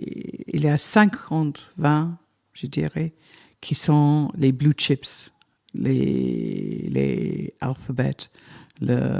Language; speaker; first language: French; non-native, fluent; English